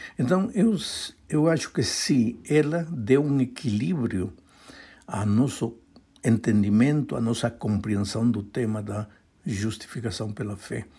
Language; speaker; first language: Portuguese; non-native, fluent; Spanish